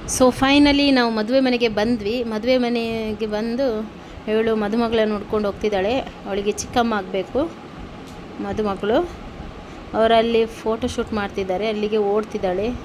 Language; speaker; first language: Kannada; non-native, local second language; Tulu